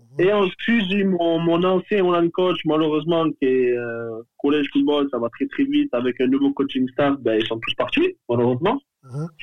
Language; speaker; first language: French; native; French